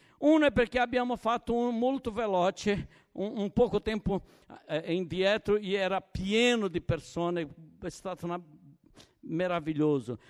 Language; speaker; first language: Italian; non-native, fluent; Portuguese